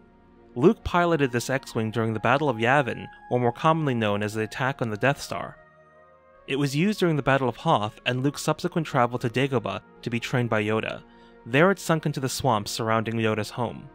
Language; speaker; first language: English; native; English